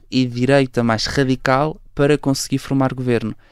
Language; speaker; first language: Portuguese; native; Portuguese